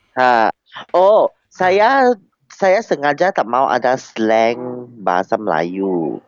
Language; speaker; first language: Malay; non-native, local second language; Chinese